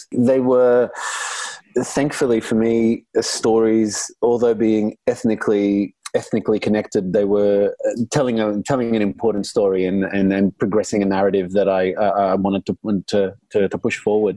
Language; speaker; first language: English; non-native, local second language; Arabic